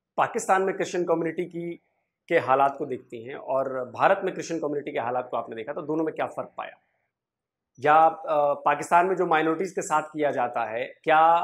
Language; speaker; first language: Hindi; native; Hindi